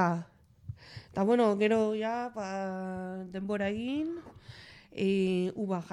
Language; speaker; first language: Basque; non-native, local second language; Spanish